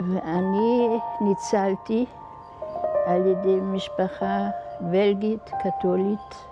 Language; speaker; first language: Hebrew; non-native, fluent; German